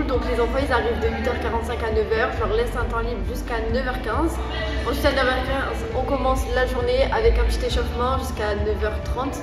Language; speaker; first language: French; native; French